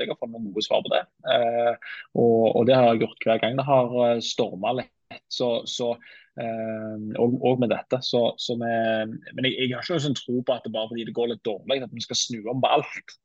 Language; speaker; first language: Norwegian; native; Norwegian